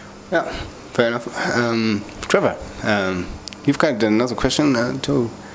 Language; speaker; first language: English; non-native, fluent; German